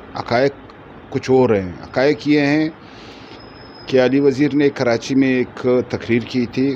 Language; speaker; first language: Urdu; non-native, local second language; Pashto